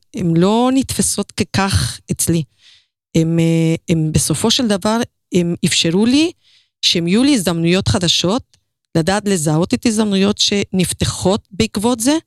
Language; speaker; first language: Hebrew; non-native, fluent; Spanish